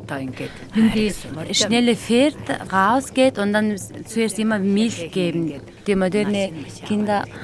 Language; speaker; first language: German; non-native, learner; Mongolian